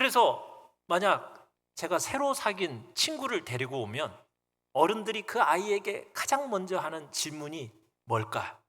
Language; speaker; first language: Korean; native; Korean